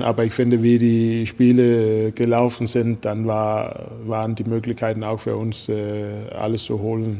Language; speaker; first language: German; non-native, fluent; Danish